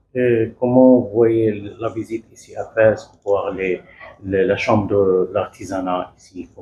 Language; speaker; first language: French; non-native, local second language; Arabic